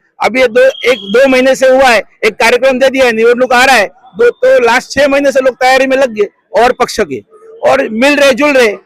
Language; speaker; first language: Hindi; non-native, local second language; Marathi